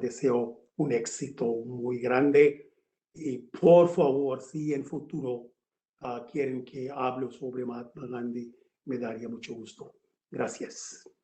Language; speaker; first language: Spanish; non-native, fluent; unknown